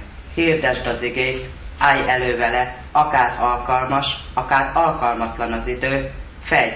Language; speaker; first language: Hungarian; native; Hungarian